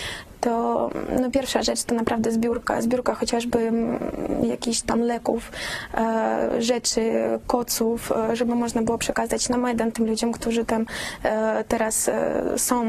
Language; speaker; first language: Polish; non-native, fluent; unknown